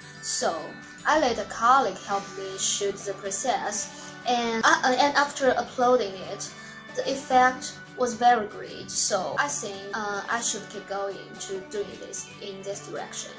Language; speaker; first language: English; non-native, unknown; Chinese